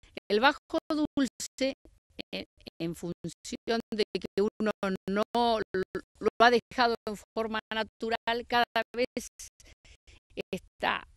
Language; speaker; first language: Spanish; native; Spanish